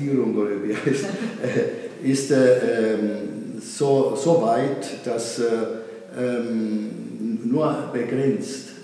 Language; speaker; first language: German; non-native, fluent; Italian